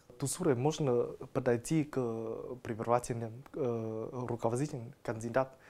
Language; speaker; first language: Russian; non-native, learner; Vietnamese